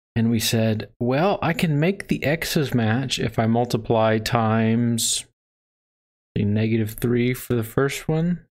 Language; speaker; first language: English; native; English